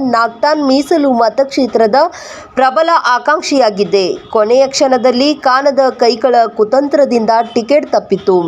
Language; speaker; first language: Kannada; native; Kannada